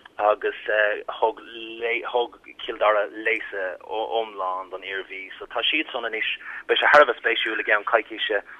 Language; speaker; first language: Irish; native; Irish